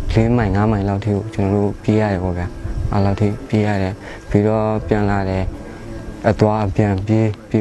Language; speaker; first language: Burmese; non-native, local second language; S'gaw Karen